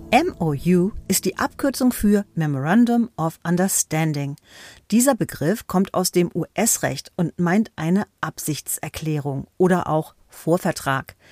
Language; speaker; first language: German; native; German